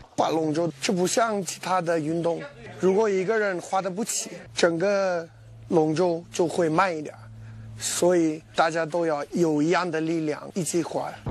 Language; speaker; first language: Chinese; non-native, learner; English